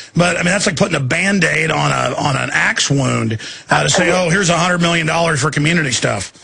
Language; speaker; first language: English; native; English